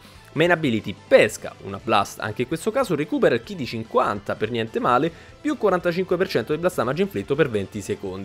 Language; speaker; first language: Italian; native; Italian